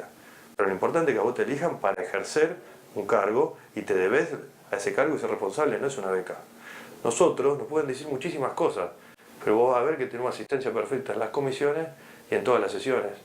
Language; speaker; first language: Spanish; native; Spanish